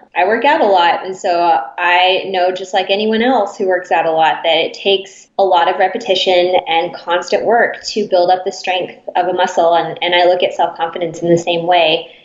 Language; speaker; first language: English; native; English